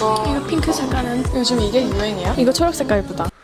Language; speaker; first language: Korean; early bilingual, heritage; English